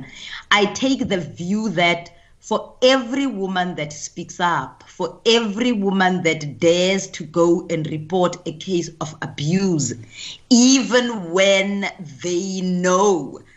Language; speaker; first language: English; non-native, local second language; Tswana